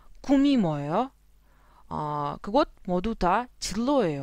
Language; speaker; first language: Korean; non-native, fluent; Russian